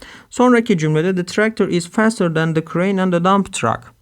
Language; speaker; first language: English; non-native, fluent; Turkish